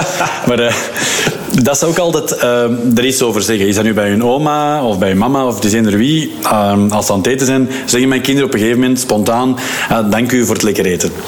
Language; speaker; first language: Dutch; native; Dutch